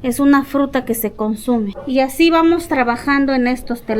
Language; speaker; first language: Spanish; native; Spanish